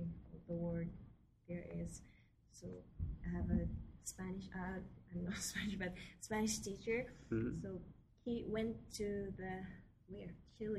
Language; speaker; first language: English; non-native, learner; Japanese